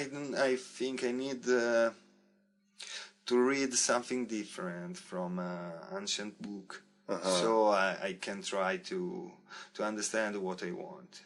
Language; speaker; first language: English; non-native, learner; Italian